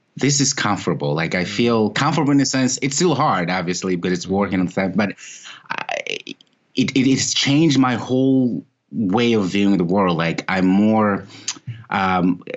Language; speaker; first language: English; non-native, fluent; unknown